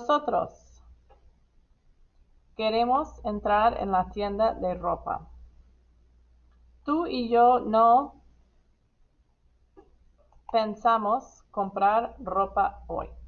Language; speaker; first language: Spanish; non-native, fluent; English